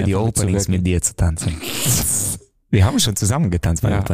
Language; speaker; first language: German; non-native, fluent; Romanian